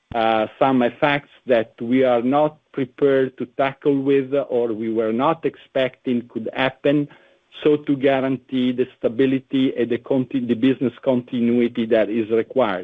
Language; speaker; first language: English; non-native, fluent; Italian